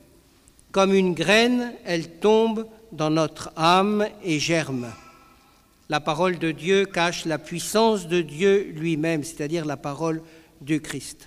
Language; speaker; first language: French; native; French